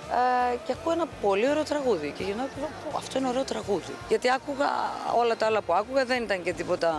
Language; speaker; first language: Greek; native; Greek